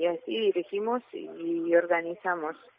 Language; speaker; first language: Spanish; non-native, fluent; Ukrainian